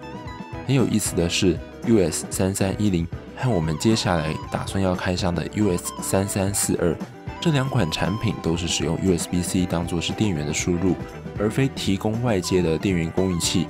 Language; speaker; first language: Chinese; native; Chinese